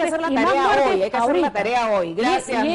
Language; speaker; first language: Spanish; native; Spanish